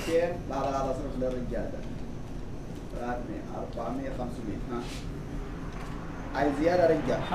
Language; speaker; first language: Arabic; non-native, learner; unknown